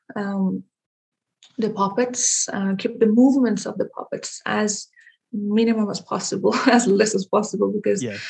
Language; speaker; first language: English; non-native, fluent; Persian